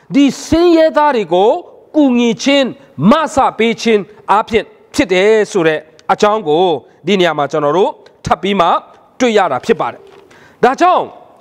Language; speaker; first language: Burmese; non-native, local second language; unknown